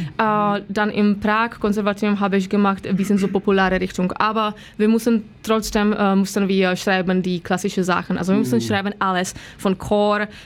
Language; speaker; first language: German; non-native, fluent; Slovak